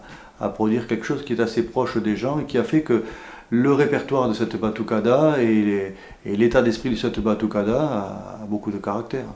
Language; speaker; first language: French; native; French